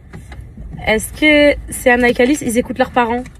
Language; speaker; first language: French; native; French